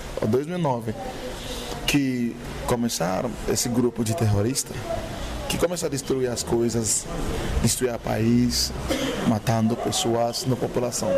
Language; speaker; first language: Portuguese; non-native, learner; Igbo